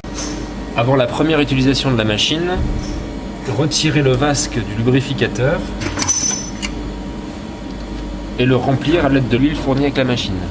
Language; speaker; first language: French; native; French